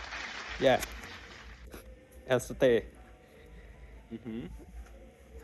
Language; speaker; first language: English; non-native, learner; Thai